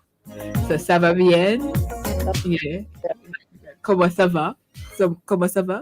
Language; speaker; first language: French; non-native, learner; English